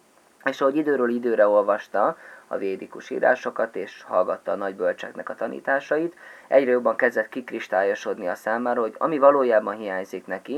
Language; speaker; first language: Hungarian; native; Hungarian